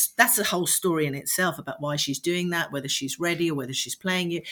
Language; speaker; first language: English; native; English